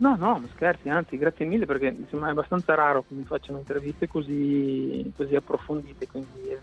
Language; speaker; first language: Italian; native; Italian